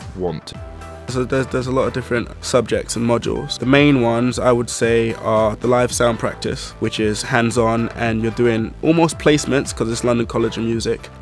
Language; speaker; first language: English; native; English